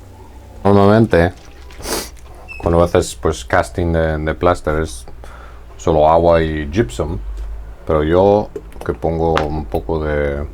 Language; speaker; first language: Spanish; non-native, fluent; English